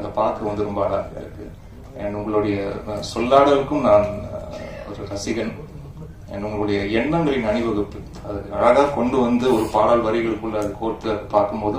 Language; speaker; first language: Tamil; native; Tamil